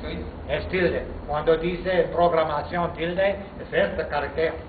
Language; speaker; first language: Spanish; non-native, fluent; English